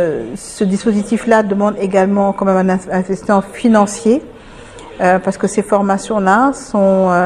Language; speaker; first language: French; non-native, local second language; Wolof